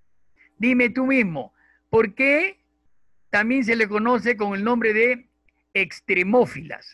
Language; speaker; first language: Spanish; native; Spanish